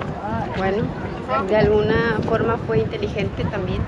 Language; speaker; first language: Spanish; native; Spanish